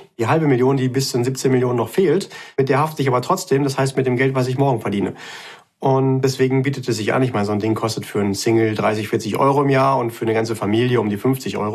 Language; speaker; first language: German; native; German